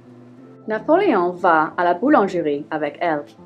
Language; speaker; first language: French; non-native, learner; English